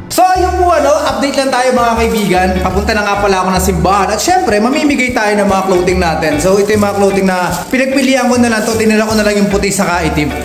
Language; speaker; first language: Filipino; native; Filipino